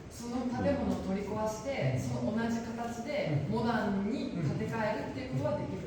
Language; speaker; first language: Japanese; native; Japanese